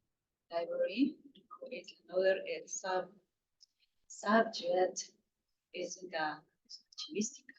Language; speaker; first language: English; non-native, local second language; Spanish